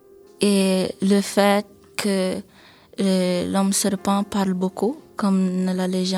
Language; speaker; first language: French; non-native, learner; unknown